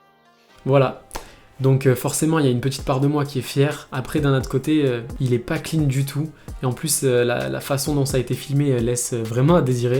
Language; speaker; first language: French; native; French